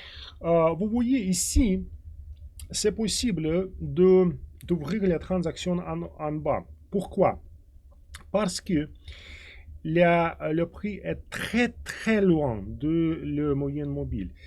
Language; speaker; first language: French; non-native, fluent; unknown